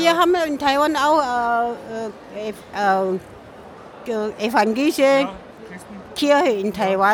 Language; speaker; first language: German; non-native, learner; Min Nan Chinese